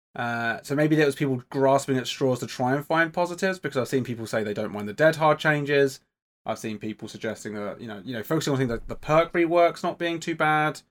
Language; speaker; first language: English; native; English